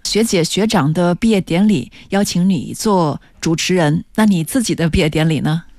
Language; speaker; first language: Chinese; native; Chinese